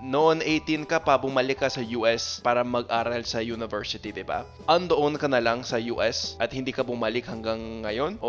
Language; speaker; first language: Filipino; non-native, fluent; English